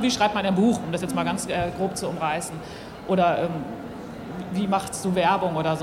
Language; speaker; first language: German; native; German